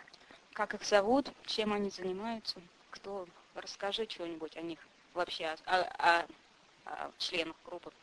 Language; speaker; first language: Russian; non-native, fluent; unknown